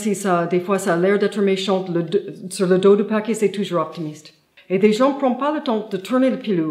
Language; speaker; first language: French; non-native, fluent; English